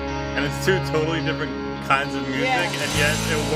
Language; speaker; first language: English; native; English